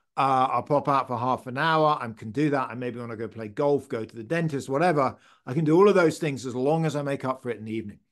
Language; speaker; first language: English; native; English